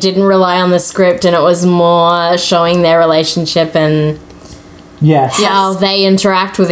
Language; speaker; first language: English; native; English